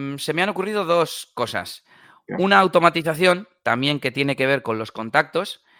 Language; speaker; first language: Spanish; native; Spanish